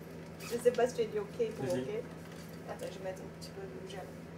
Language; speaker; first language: French; non-native, learner; Portuguese